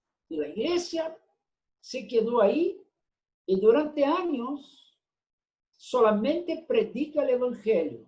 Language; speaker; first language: Spanish; non-native, fluent; Portuguese